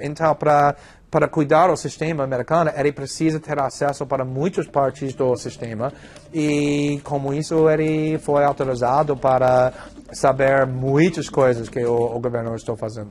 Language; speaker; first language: Portuguese; non-native, fluent; English